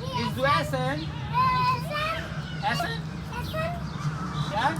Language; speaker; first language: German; non-native, learner; Punjabi